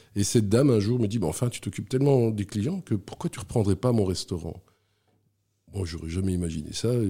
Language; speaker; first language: French; native; French